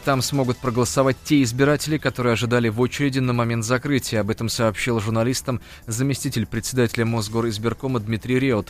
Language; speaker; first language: Russian; native; Russian